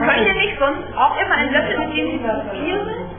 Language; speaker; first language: German; native; German